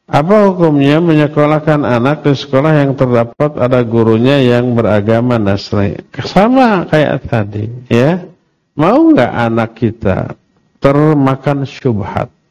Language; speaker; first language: Indonesian; non-native, local second language; Sundanese